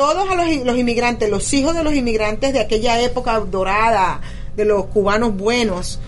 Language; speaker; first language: Spanish; native; Spanish